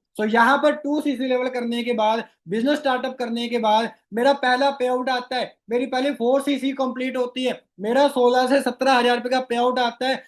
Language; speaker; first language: Hindi; non-native, local second language; Rajasthani